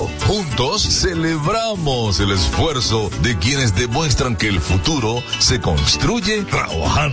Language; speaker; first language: Spanish; native; Spanish